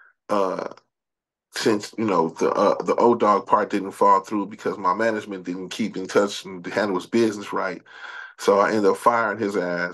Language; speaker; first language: English; native; English